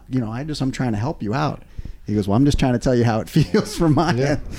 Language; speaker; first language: English; native; English